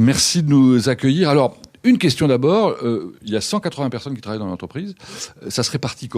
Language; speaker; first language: French; native; French